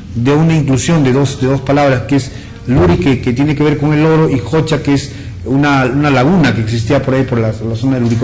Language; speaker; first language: Spanish; native; Spanish